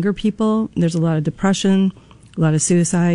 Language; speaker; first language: English; native; English